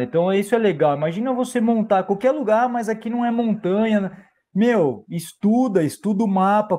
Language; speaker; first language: Portuguese; native; Portuguese